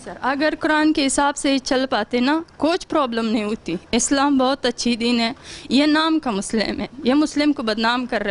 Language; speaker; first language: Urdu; non-native, learner; Pashto